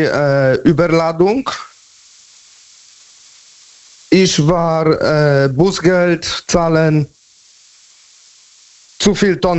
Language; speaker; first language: German; non-native, learner; Polish